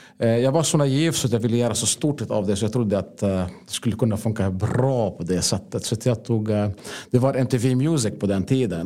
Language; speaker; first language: Swedish; non-native, fluent; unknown